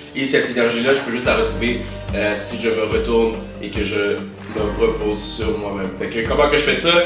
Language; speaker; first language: French; early bilingual, other home language; Haitian Creole